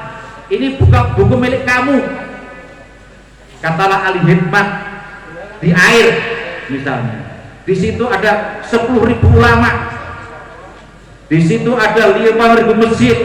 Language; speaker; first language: Indonesian; non-native, local second language; Javanese